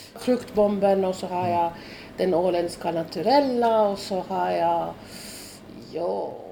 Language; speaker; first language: Swedish; non-native, fluent; German